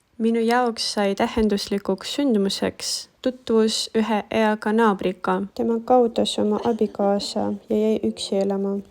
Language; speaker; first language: Estonian; non-native, local second language; Russian